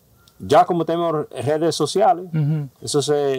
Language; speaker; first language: Spanish; early bilingual, heritage; Spanish